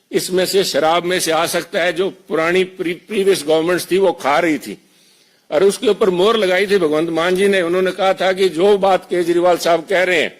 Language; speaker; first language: Urdu; non-native, local second language; Punjabi